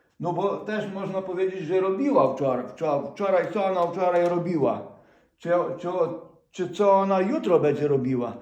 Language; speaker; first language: Polish; non-native, fluent; Ukrainian